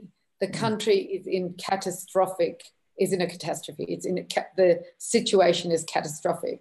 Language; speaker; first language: English; native; English